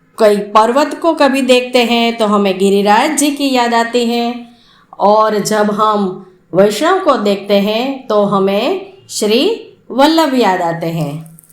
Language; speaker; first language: Hindi; non-native, local second language; Gujarati